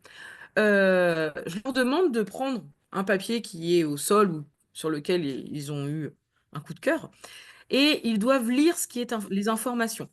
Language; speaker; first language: French; native; French